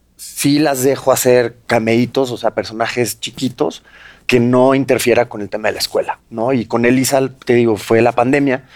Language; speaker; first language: Spanish; native; Spanish